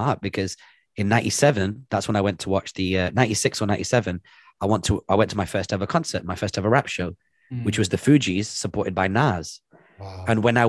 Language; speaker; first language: English; native; English